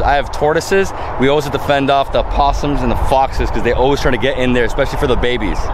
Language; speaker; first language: English; native; English